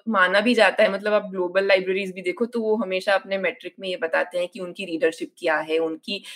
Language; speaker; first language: Hindi; non-native, local second language; Gujarati